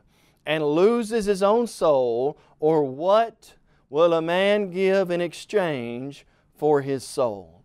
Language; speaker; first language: English; native; English